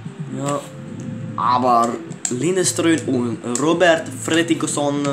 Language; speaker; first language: German; early bilingual, other home language; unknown